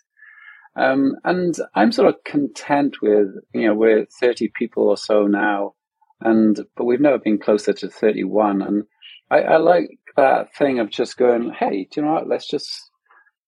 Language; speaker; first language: English; native; English